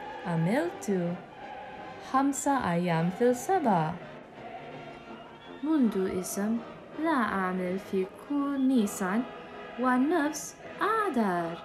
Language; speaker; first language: Arabic; non-native, learner; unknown